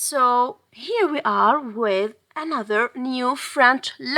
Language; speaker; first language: English; non-native, fluent; French